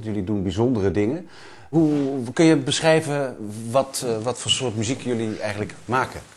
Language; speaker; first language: Dutch; native; Dutch